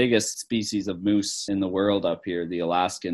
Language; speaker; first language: English; native; English